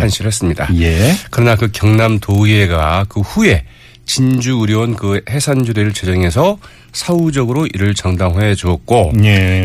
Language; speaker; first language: Korean; native; Korean